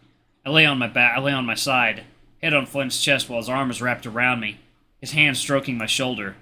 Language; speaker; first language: English; native; English